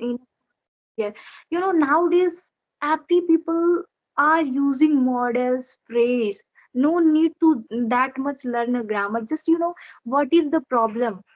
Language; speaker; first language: English; non-native, learner; Odia